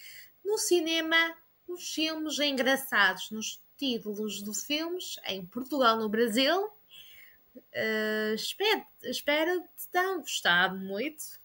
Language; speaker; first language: Portuguese; non-native, learner; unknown